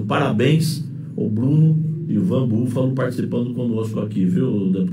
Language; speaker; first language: Portuguese; native; Portuguese